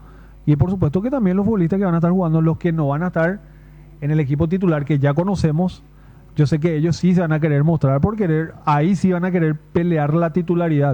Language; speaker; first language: Spanish; native; Spanish